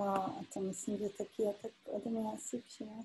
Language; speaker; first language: Czech; non-native, fluent; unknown